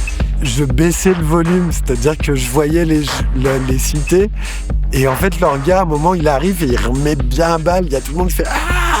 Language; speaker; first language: French; native; French